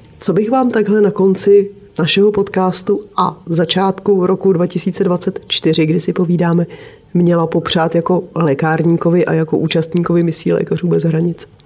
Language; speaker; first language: Czech; native; Czech